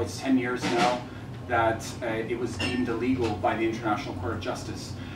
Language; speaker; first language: English; native; English